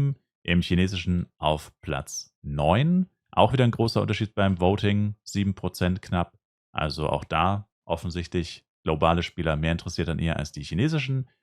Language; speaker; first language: German; native; German